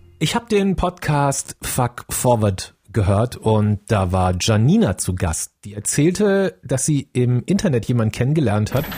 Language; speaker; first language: German; native; German